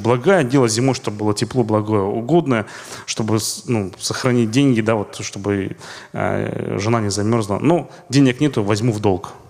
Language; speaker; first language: Russian; native; Russian